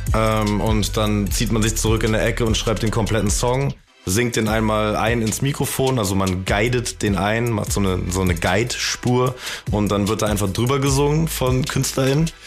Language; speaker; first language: German; native; German